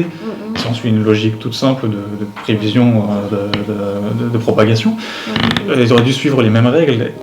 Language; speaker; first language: French; native; French